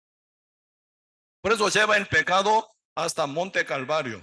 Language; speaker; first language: Spanish; non-native, learner; Korean